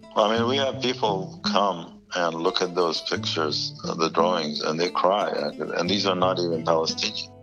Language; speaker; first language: English; non-native, fluent; Arabic